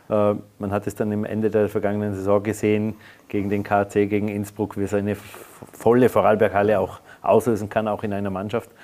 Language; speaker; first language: German; native; German